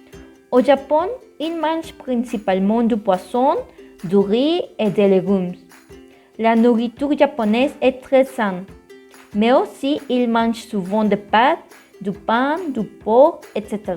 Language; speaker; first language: French; non-native, learner; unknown